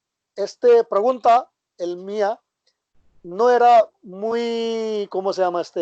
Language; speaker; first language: Spanish; non-native, learner; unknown